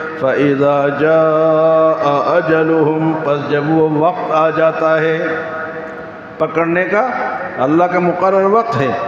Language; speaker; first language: Urdu; non-native, local second language; Pashto